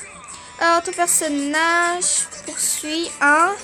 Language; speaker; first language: French; early bilingual, other home language; Portuguese